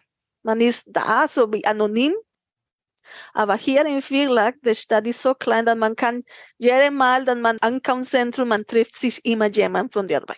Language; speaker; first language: German; non-native, fluent; Spanish